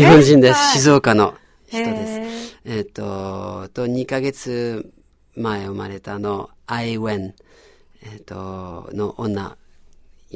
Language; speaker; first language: Japanese; non-native, fluent; French